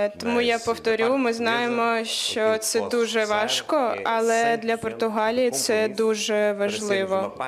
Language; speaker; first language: Ukrainian; non-native, fluent; Portuguese